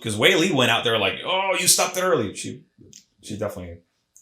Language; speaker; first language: English; native; English